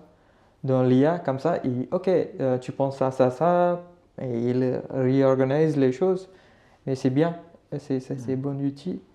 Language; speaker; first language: French; non-native, learner; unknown